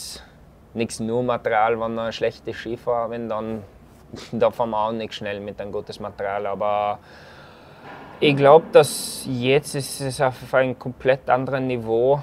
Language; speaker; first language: German; non-native, fluent; Norwegian